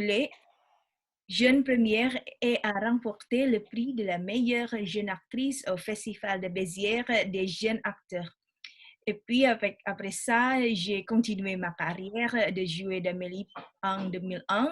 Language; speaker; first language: French; non-native, learner; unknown